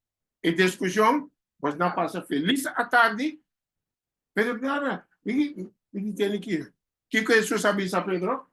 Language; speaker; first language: Portuguese; non-native, learner; Papiamento